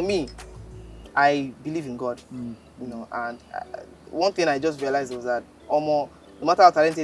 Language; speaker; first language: English; non-native, local second language; Yoruba